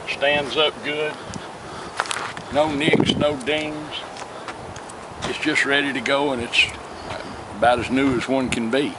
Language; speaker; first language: English; native; English